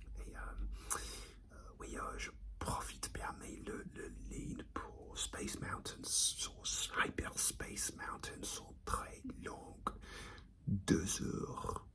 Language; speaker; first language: French; non-native, learner; English